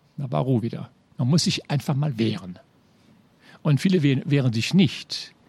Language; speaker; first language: German; native; German